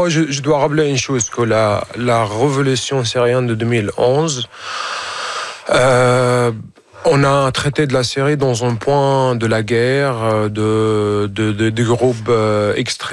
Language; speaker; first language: French; non-native, fluent; Arabic